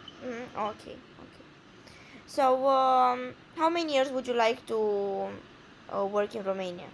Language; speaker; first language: English; non-native, fluent; Romanian